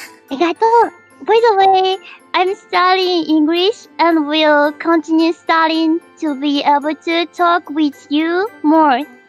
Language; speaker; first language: English; non-native, learner; Japanese